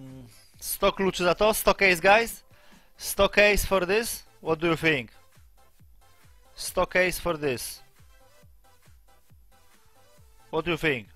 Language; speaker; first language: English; non-native, learner; Polish